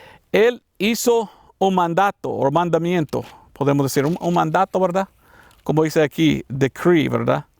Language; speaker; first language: Spanish; non-native, learner; English